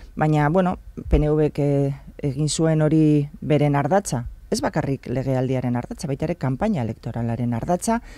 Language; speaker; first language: Basque; non-native, local second language; Spanish